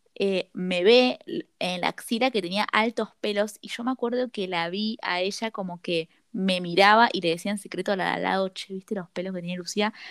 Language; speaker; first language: Spanish; native; Spanish